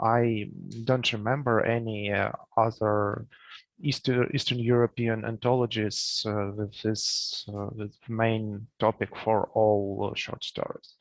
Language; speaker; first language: English; non-native, learner; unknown